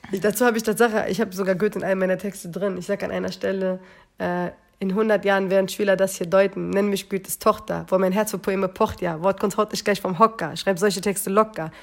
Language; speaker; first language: German; early bilingual, other home language; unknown